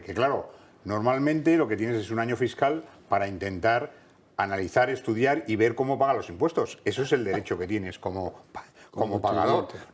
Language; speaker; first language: Spanish; native; Spanish